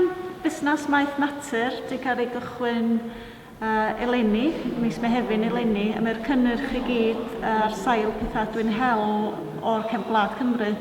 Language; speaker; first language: Welsh; native; Welsh